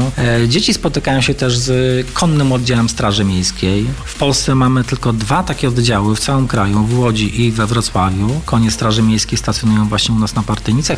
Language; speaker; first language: Polish; native; Polish